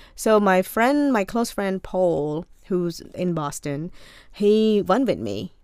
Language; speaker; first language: English; non-native, fluent; Khmer